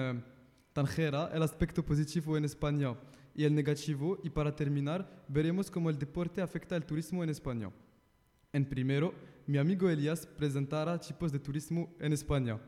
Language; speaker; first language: Spanish; non-native, learner; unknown